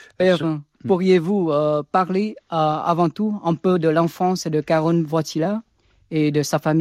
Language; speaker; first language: French; non-native, fluent; Vietnamese